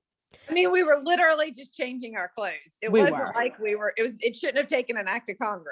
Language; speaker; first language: English; native; English